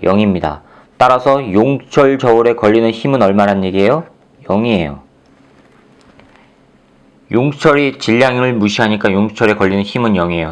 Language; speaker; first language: Korean; native; Korean